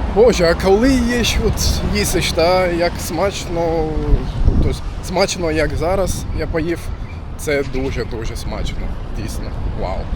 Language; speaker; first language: Ukrainian; non-native, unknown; Turkish